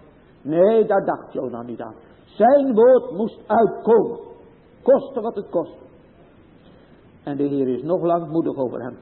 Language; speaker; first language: Dutch; native; Dutch